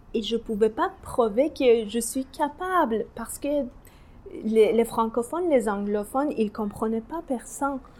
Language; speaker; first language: French; non-native, learner; Persian